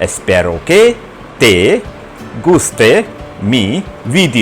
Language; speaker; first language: Spanish; non-native, fluent; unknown